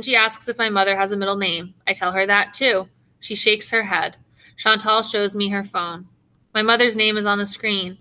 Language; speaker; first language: English; native; English